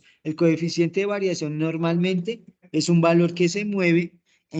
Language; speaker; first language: Spanish; native; Spanish